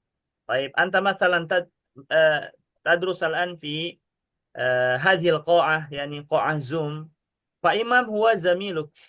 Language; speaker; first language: Arabic; non-native, fluent; Indonesian